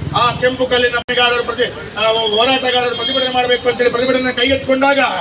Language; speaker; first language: Kannada; native; Kannada